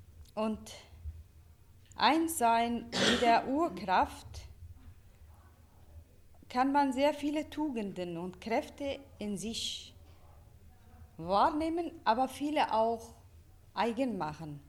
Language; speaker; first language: German; non-native, fluent; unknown